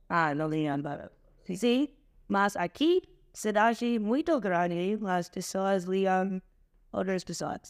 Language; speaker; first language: Portuguese; non-native, learner; English